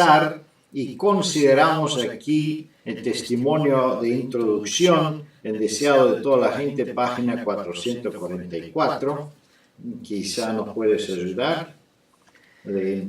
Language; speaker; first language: Spanish; non-native, fluent; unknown